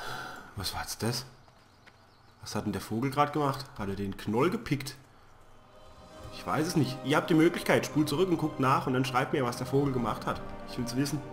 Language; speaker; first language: German; native; German